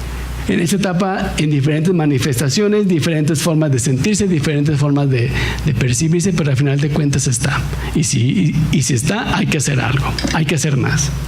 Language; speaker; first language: Spanish; native; Spanish